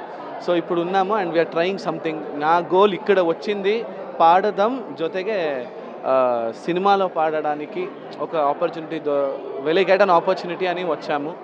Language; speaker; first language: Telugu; non-native, learner; Kannada